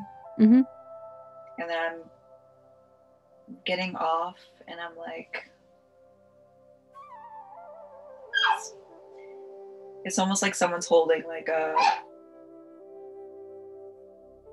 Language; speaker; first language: English; native; English